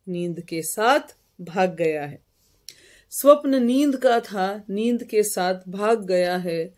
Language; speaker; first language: Hindi; native; Hindi